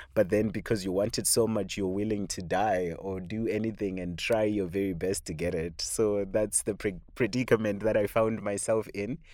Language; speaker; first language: English; non-native, local second language; Shona